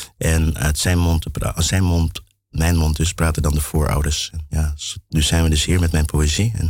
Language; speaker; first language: Dutch; early bilingual, other home language; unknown